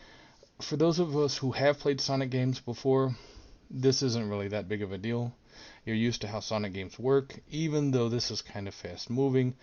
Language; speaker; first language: English; native; English